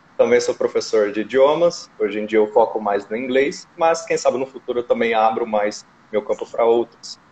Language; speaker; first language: Portuguese; native; Portuguese